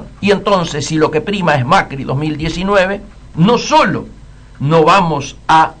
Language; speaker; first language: Spanish; native; Spanish